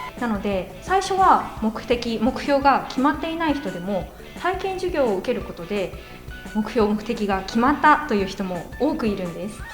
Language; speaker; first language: Japanese; native; Japanese